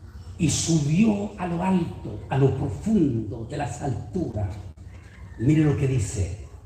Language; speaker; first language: Spanish; native; Spanish